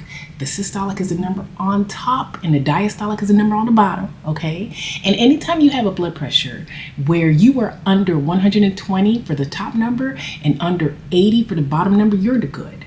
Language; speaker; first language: English; native; English